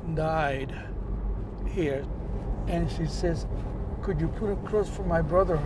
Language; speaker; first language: English; non-native, fluent; Spanish